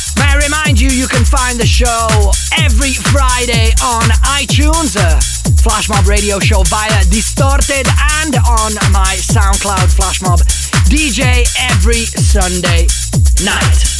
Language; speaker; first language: English; non-native, fluent; Italian